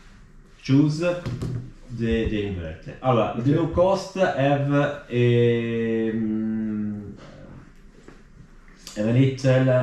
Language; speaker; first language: English; non-native, learner; Italian